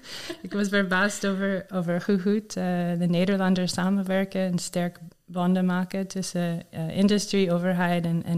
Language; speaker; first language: Dutch; non-native, learner; English